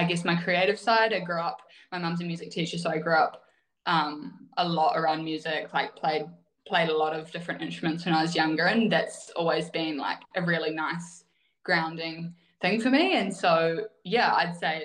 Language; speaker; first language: English; native; English